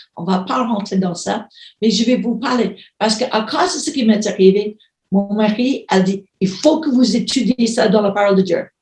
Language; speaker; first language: French; non-native, fluent; English